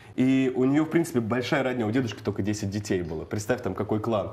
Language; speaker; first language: Russian; native; Russian